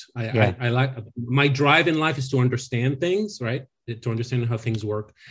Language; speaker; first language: English; non-native, fluent; French